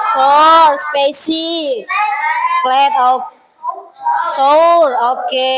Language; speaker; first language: English; non-native, fluent; Indonesian